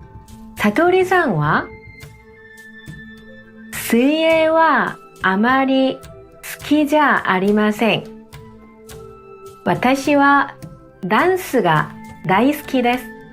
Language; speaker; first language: Japanese; non-native, fluent; Korean